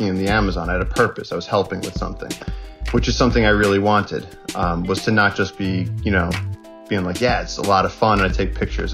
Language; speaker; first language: English; native; English